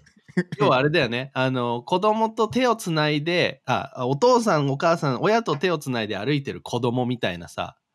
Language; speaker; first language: Japanese; native; Japanese